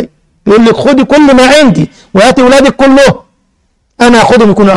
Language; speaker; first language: Arabic; native; Arabic